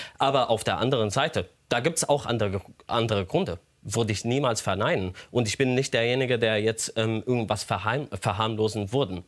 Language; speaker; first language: German; non-native, fluent; Arabic